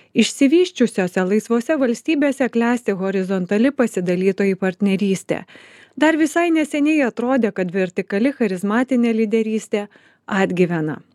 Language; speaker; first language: Lithuanian; native; Lithuanian